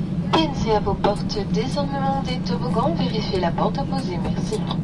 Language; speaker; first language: French; native; French